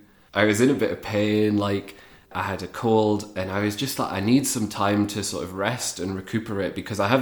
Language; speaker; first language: English; native; English